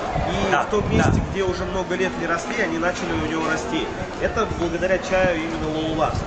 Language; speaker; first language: Russian; native; Russian